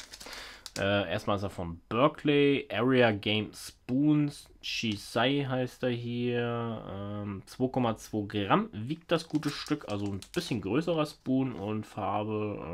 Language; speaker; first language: German; native; German